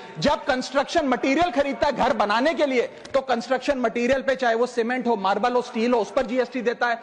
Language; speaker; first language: Hindi; native; Hindi